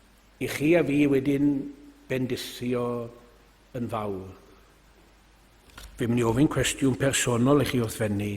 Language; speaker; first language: Welsh; native; Welsh